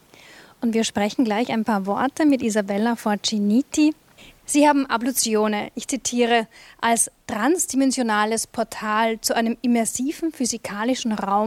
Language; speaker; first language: German; native; German